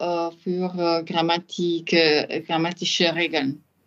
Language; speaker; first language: German; non-native, learner; French